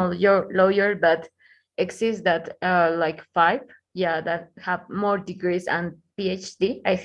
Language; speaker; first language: English; non-native, learner; Spanish